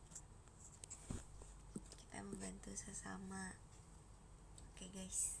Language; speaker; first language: Indonesian; native; Indonesian